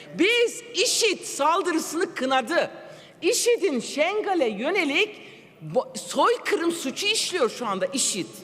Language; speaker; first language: Turkish; non-native, local second language; Kurdish